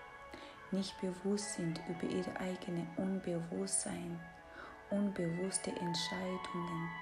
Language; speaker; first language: German; non-native, fluent; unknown